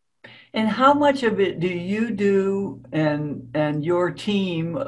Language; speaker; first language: English; native; English